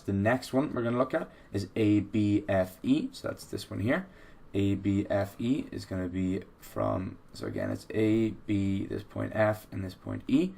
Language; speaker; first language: English; native; English